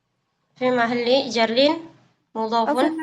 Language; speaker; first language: Arabic; non-native, fluent; Indonesian